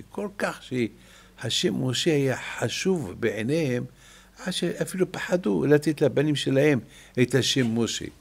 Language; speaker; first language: Hebrew; non-native, fluent; French